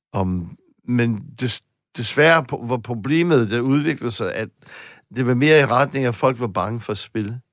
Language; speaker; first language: Danish; non-native, fluent; English